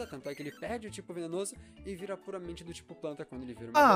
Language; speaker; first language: Portuguese; native; Portuguese